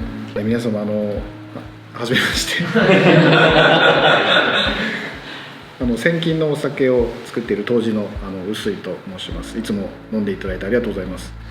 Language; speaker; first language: Japanese; native; Japanese